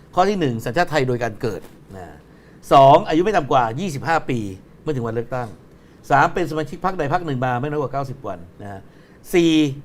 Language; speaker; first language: Thai; native; Thai